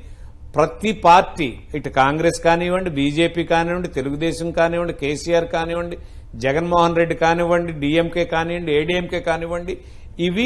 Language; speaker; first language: Telugu; native; Telugu